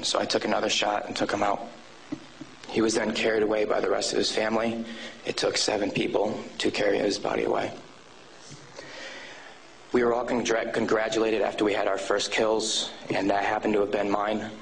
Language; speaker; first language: English; native; English